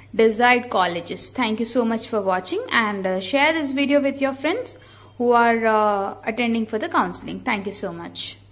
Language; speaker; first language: English; non-native, local second language; Telugu